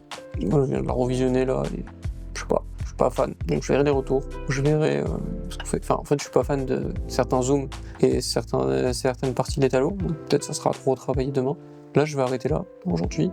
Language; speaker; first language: French; native; French